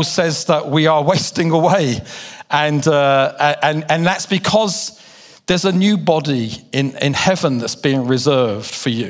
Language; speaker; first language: English; native; English